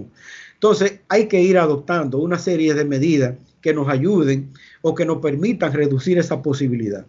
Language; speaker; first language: Spanish; native; Spanish